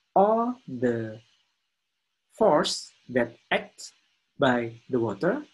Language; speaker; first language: English; non-native, fluent; Indonesian